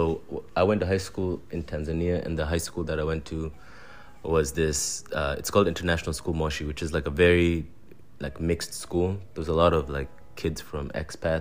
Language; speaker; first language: English; non-native, local second language; Swahili